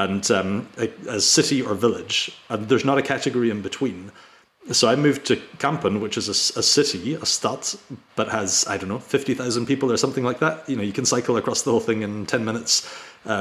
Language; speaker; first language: English; native; English